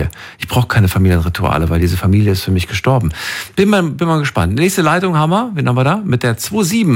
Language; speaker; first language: German; native; German